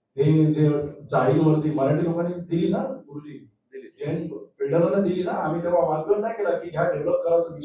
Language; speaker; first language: Marathi; native; Marathi